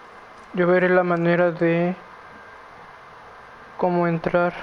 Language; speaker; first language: Spanish; native; Spanish